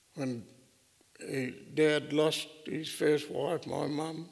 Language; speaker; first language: English; native; English